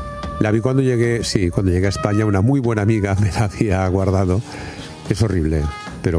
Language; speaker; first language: Spanish; native; Spanish